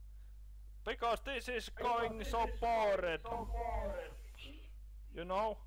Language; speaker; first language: English; non-native, learner; Finnish